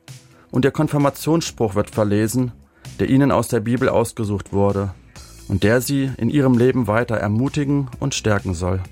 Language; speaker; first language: German; native; German